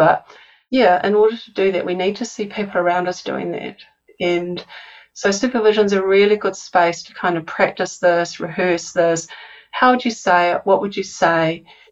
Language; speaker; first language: English; native; English